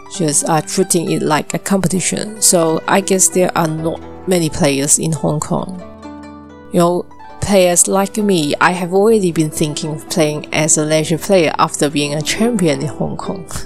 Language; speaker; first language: English; non-native, local second language; Cantonese